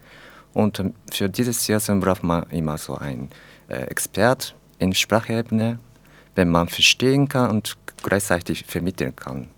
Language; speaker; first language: German; non-native, learner; Japanese